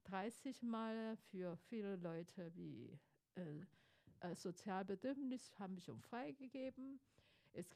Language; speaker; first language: German; non-native, fluent; Chinese